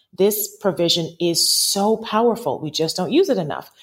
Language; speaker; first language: English; native; English